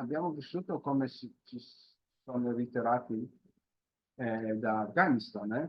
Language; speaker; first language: Italian; non-native, fluent; Polish